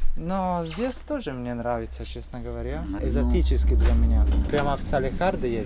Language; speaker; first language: Russian; non-native, learner; Italian